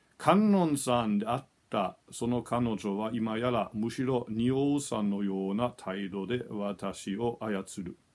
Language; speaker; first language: Japanese; non-native, fluent; German